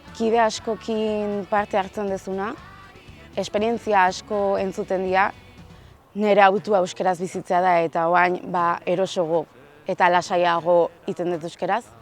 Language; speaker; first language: Basque; native; Basque